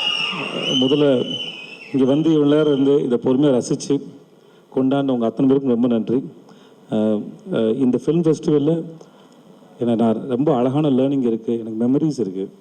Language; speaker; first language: Tamil; native; Tamil